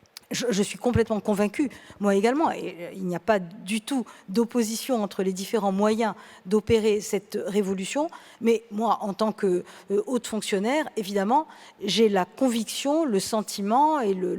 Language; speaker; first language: French; native; French